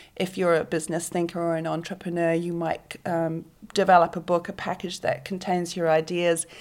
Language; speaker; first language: English; native; English